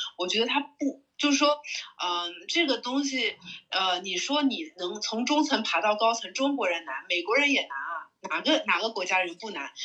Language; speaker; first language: Chinese; native; Chinese